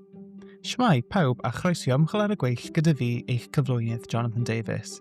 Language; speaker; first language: Welsh; native; Welsh